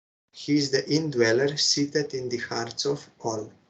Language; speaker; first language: English; non-native, fluent; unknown